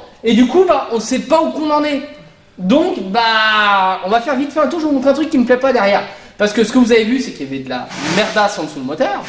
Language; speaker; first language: French; native; French